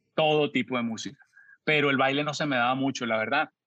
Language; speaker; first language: Spanish; native; Spanish